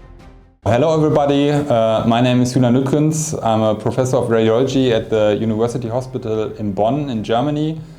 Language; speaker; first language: English; non-native, fluent; German